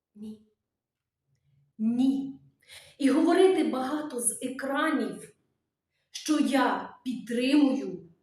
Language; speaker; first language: Ukrainian; native; Ukrainian